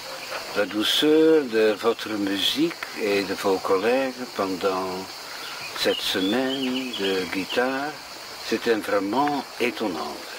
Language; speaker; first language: French; non-native, fluent; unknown